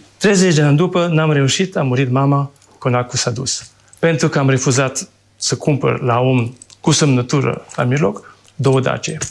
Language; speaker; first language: Romanian; non-native, fluent; French